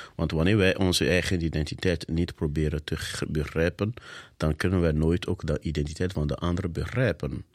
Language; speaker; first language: Dutch; non-native, fluent; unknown